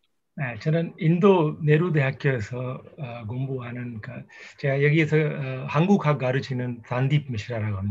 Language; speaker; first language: Korean; non-native, fluent; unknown